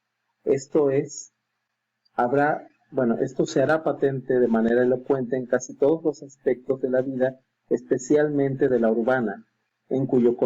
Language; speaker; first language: Spanish; native; Spanish